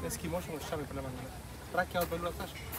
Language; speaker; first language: Hungarian; non-native, learner; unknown